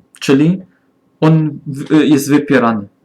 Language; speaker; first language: Polish; non-native, learner; German